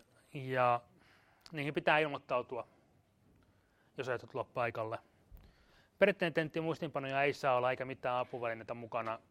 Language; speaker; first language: Finnish; native; Finnish